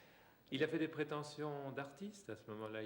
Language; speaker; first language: French; native; French